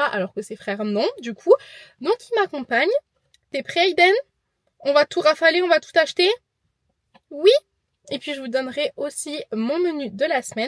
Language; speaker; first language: French; native; French